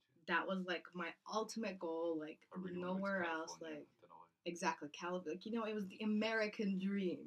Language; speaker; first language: English; non-native, fluent; Kazakh